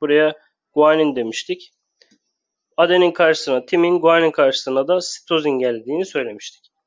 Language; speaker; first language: Turkish; native; Turkish